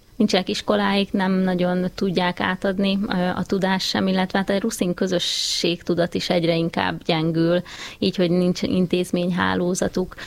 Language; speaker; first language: Hungarian; native; Hungarian